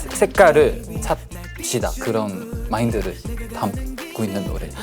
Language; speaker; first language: Korean; non-native, fluent; Chinese